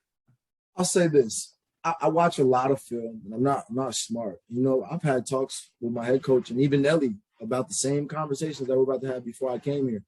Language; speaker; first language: English; native; English